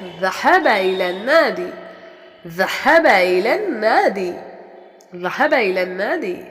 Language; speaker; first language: Arabic; non-native, fluent; Urdu